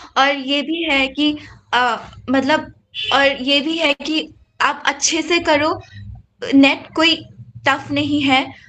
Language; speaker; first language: Hindi; non-native, local second language; Assamese